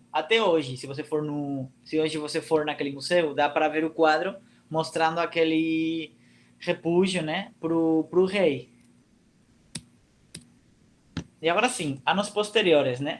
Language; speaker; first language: Portuguese; non-native, fluent; Catalan